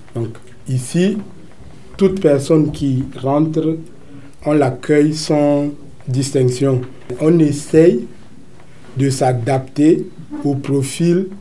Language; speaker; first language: French; native; French